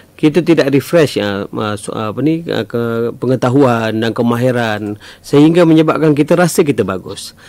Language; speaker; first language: Malay; native; Malay